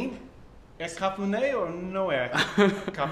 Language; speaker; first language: Portuguese; non-native, fluent; English